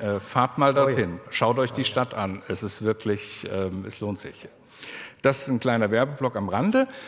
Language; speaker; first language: German; native; German